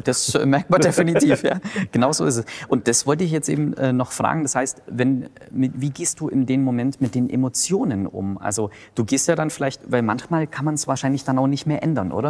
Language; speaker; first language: German; native; German